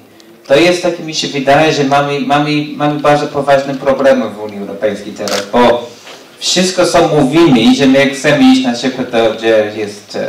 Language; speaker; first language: Polish; non-native, learner; English